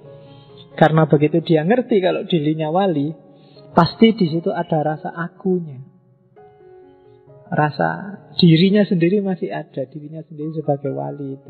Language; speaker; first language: Indonesian; non-native, local second language; Javanese